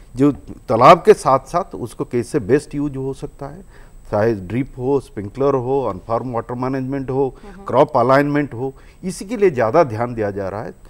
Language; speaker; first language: Hindi; non-native, local second language; Odia